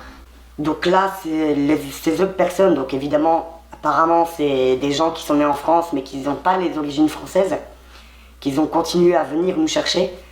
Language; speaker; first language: French; native; French